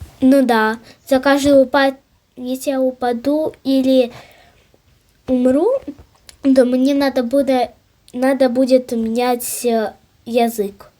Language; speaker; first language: Russian; non-native, local second language; Ukrainian